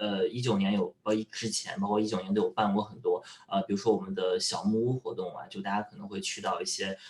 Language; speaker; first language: Chinese; native; Chinese